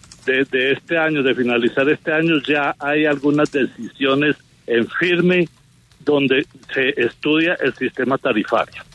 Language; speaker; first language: Spanish; native; Spanish